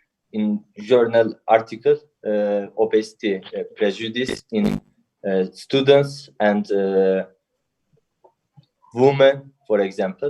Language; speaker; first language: English; non-native, learner; Turkish